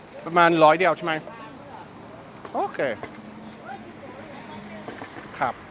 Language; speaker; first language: Thai; non-native, learner; English